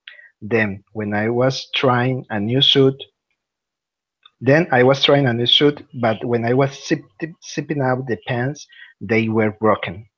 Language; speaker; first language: English; non-native, learner; Spanish